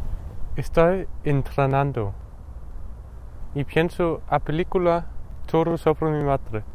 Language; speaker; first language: Spanish; non-native, learner; Danish